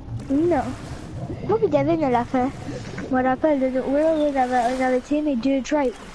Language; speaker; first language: French; early bilingual, heritage; French